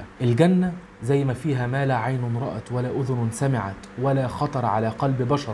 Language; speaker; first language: Arabic; native; Arabic